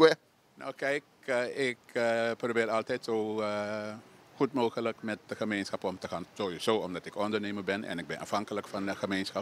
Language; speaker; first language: Dutch; native; Dutch